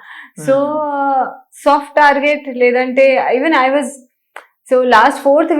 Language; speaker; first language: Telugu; non-native, learner; Hindi